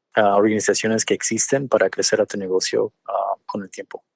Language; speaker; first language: Spanish; early bilingual, other home language; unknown